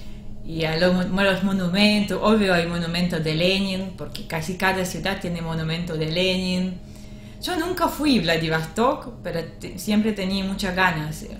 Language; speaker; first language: Spanish; non-native, learner; Russian